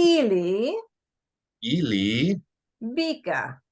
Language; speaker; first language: Russian; non-native, fluent; English